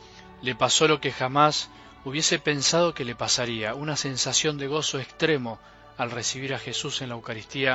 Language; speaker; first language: Spanish; native; Spanish